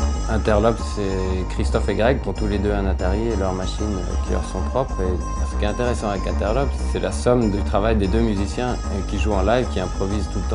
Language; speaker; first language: French; native; French